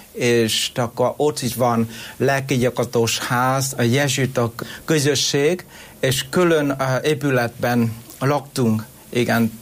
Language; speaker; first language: Hungarian; non-native, learner; Vietnamese